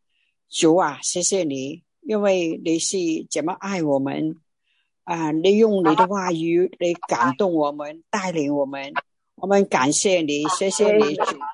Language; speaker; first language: Chinese; non-native, local second language; Cantonese